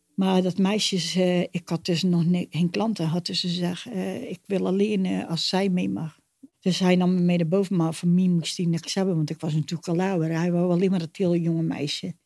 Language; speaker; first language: Dutch; native; Dutch